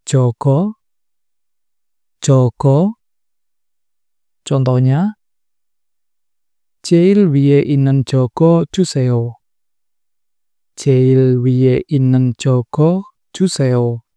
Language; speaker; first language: Korean; non-native, fluent; Indonesian